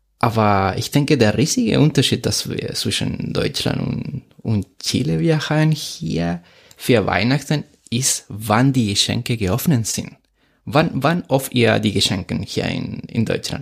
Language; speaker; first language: German; non-native, fluent; Spanish